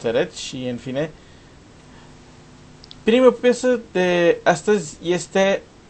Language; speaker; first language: Romanian; non-native, learner; Portuguese